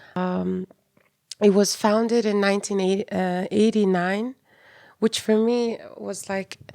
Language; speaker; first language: English; non-native, fluent; Mongolian